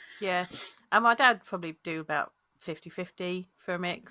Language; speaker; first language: English; native; English